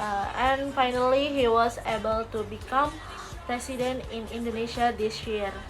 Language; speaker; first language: English; non-native, learner; Indonesian